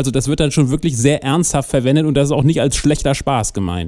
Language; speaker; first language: German; native; German